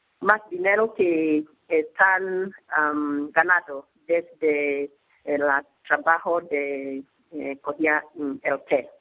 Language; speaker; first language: Spanish; non-native, learner; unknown